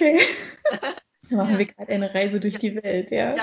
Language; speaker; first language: German; native; German